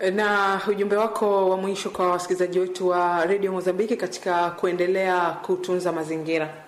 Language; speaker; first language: Swahili; native; Swahili